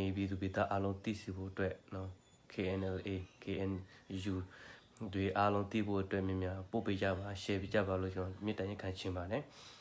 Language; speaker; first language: Burmese; non-native, local second language; S'gaw Karen